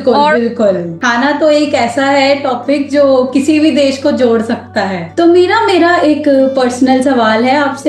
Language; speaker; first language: Hindi; native; Hindi